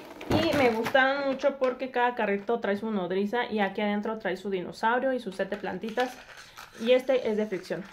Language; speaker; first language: Spanish; native; Spanish